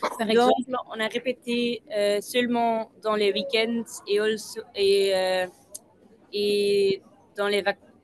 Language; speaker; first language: French; non-native, local second language; Dutch